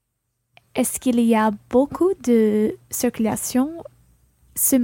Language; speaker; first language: French; non-native, learner; English